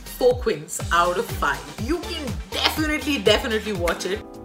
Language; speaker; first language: English; non-native, local second language; Hindi